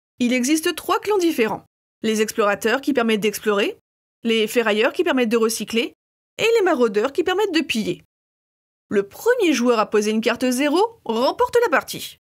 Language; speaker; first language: French; native; French